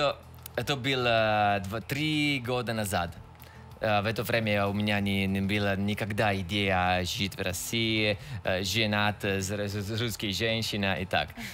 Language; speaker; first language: Russian; non-native, learner; Italian